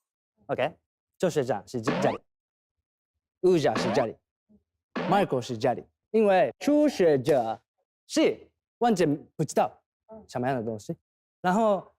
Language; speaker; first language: Chinese; non-native, fluent; Korean